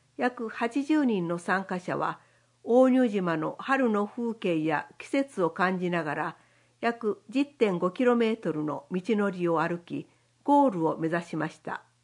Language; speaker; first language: Japanese; native; Japanese